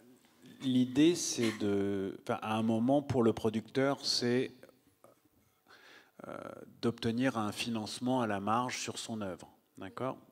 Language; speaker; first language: French; native; French